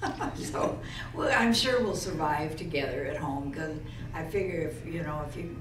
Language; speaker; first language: English; native; English